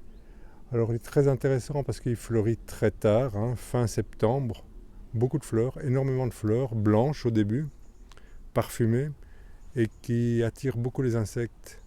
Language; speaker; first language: French; native; French